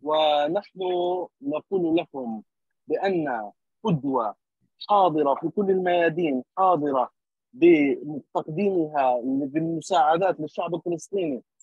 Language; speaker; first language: Arabic; native; Arabic